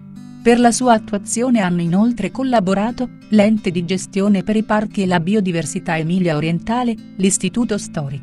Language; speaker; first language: Italian; native; Italian